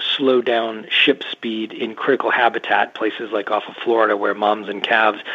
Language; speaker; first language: English; native; English